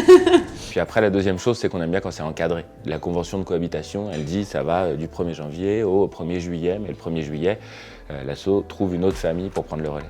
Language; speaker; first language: French; native; French